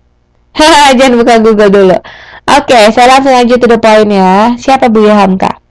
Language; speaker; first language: Indonesian; native; Indonesian